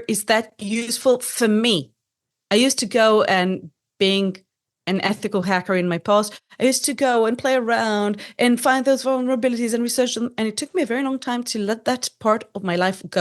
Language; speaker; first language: English; non-native, fluent; Hebrew